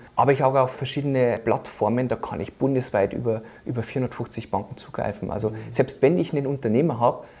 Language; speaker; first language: German; native; German